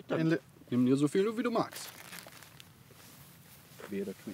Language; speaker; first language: German; native; German